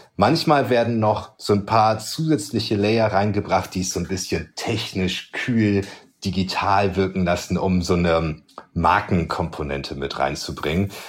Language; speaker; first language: German; native; German